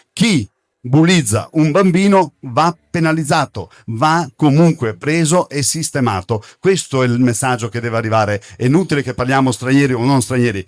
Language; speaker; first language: Italian; non-native, fluent; Turkish